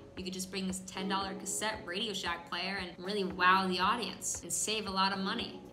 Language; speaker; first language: English; native; English